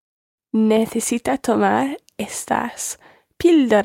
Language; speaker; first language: Spanish; non-native, learner; English